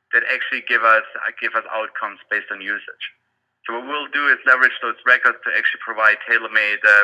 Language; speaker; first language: English; non-native, fluent; German